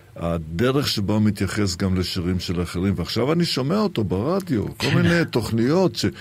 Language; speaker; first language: Hebrew; early bilingual, other home language; Arabic